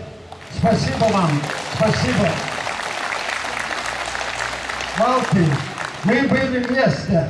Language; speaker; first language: Russian; non-native, local second language; Lithuanian